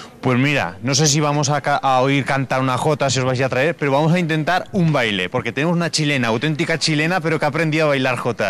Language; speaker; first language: Spanish; native; Spanish